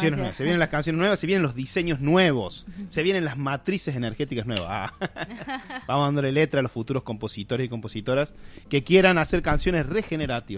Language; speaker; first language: Spanish; native; Spanish